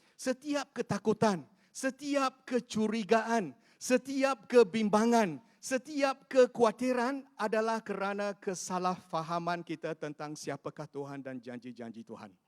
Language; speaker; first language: Malay; non-native, local second language; Chinese